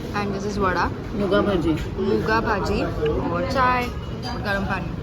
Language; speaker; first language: Hindi; non-native, local second language; Marathi